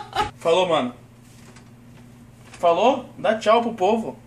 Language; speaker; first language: Portuguese; native; Portuguese